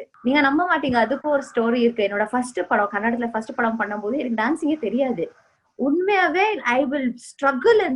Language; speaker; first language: Tamil; non-native, fluent; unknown